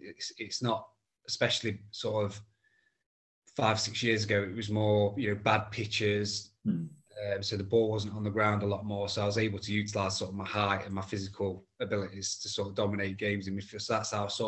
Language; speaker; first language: English; native; English